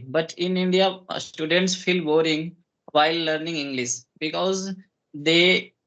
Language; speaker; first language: English; non-native, local second language; Hindi